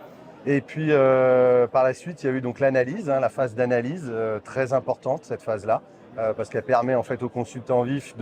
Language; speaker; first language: French; native; French